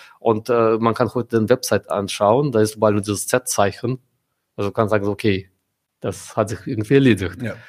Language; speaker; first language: German; non-native, fluent; Russian